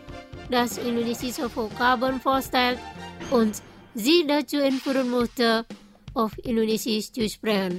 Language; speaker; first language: German; non-native, learner; Indonesian